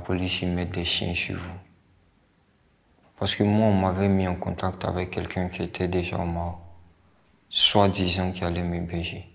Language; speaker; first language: French; non-native, local second language; Bambara